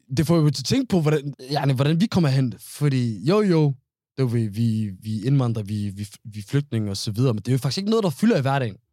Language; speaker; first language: Danish; native; Danish